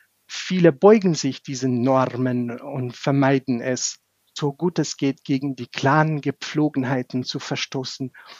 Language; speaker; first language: German; non-native, fluent; Central Kurdish